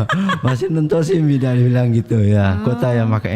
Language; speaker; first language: Indonesian; native; Indonesian